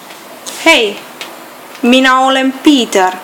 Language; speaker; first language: Finnish; non-native, learner; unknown